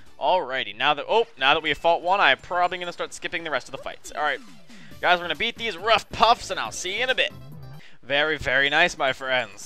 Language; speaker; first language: English; native; English